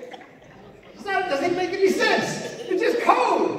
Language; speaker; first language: English; native; English